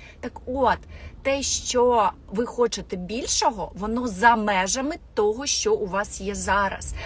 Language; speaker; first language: Ukrainian; non-native, local second language; Russian